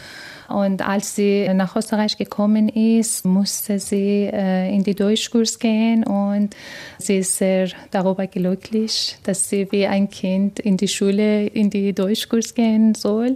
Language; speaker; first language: German; non-native, fluent; Persian